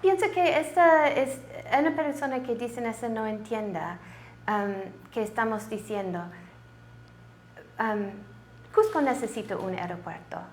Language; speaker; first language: Spanish; non-native, learner; English